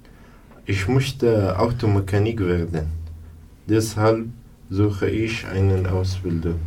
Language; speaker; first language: German; non-native, learner; Arabic